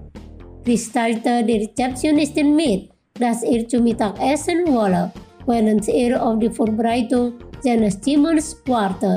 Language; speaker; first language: German; non-native, fluent; Indonesian